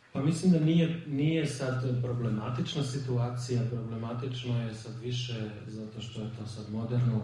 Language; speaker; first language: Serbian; early bilingual, heritage; Serbian